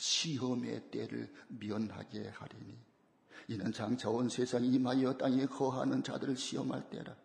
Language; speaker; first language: Korean; native; Korean